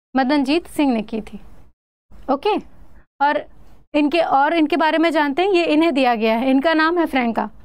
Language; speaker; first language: Hindi; native; Hindi